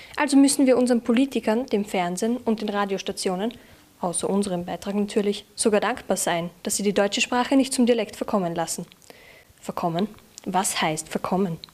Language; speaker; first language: German; native; German